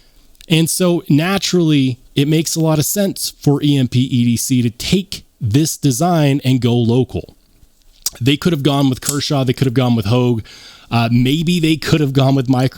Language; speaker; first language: English; native; English